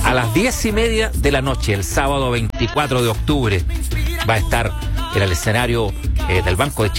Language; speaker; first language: Spanish; native; Spanish